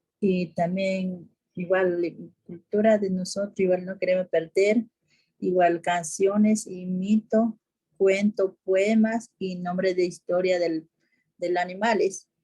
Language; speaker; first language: Spanish; non-native, local second language; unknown